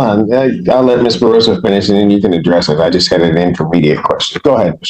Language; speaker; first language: English; native; English